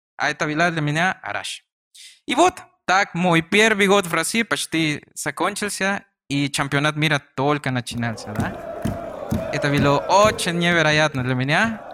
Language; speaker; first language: Russian; non-native, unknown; Spanish